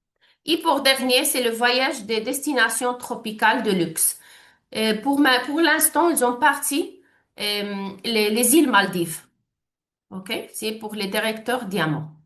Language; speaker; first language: French; non-native, learner; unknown